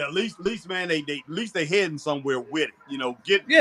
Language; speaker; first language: English; native; English